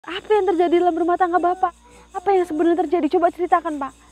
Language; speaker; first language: Indonesian; native; Indonesian